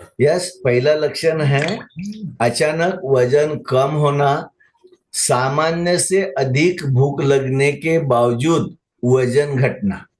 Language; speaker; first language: Hindi; non-native, local second language; Marathi